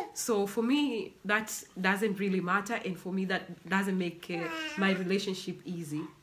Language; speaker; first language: English; non-native, local second language; Swahili